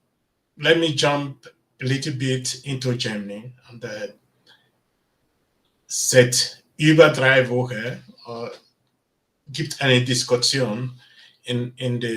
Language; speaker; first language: German; non-native, learner; Bini